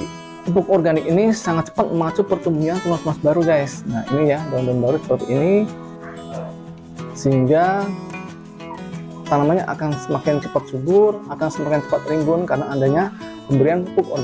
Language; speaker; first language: Indonesian; native; Indonesian